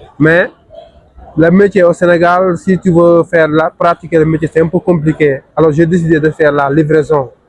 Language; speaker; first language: French; non-native, local second language; Wolof